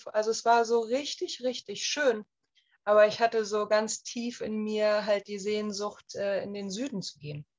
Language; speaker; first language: German; native; German